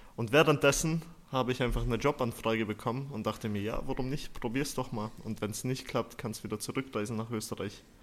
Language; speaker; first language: German; early bilingual, other home language; Turkish